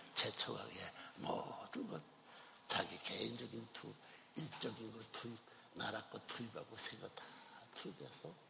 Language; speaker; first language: Korean; native; Korean